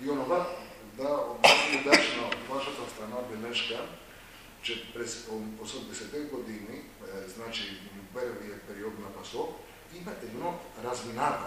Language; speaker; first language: Bulgarian; non-native, fluent; Greek